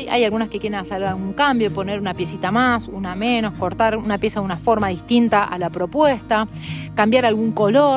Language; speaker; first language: Spanish; native; Spanish